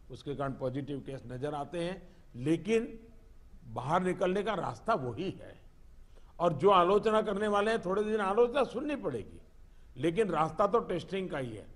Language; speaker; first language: Hindi; non-native, local second language; Gujarati